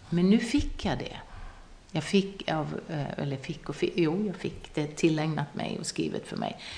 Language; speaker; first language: Swedish; non-native, local second language; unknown